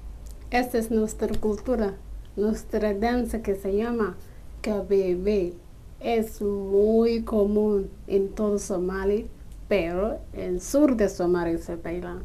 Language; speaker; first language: Spanish; non-native, learner; Somali